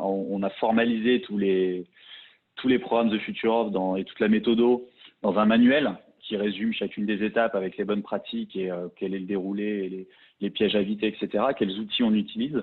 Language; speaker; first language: French; native; French